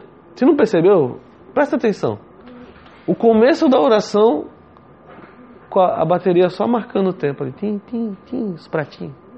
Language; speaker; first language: Portuguese; native; Portuguese